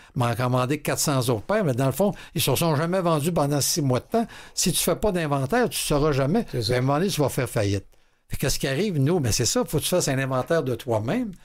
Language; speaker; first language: French; native; French